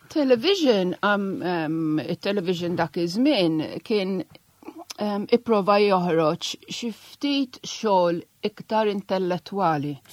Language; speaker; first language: Maltese; non-native, local second language; Italian